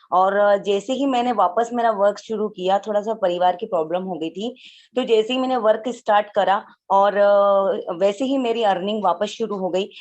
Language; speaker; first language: Hindi; native; Hindi